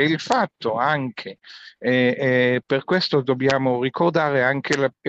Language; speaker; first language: Italian; non-native, fluent; Hebrew